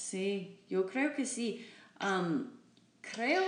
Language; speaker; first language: Spanish; non-native, learner; English